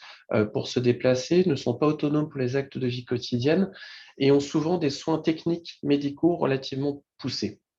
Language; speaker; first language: French; native; French